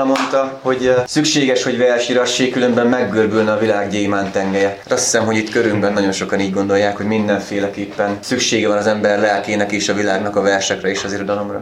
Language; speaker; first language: Hungarian; native; Hungarian